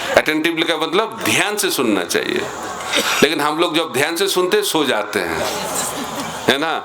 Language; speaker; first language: Hindi; non-native, local second language; Bangla